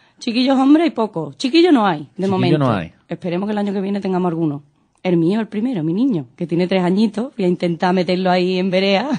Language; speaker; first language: Spanish; native; Spanish